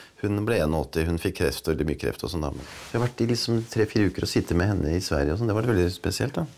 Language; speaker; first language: Norwegian; native; Norwegian